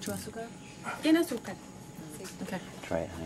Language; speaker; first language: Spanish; non-native, learner; English